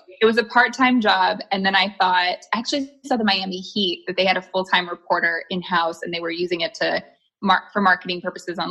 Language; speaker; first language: English; native; English